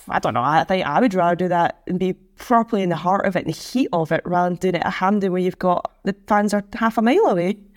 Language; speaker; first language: English; native; English